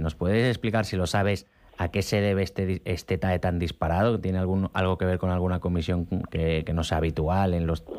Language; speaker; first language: Spanish; non-native, local second language; Catalan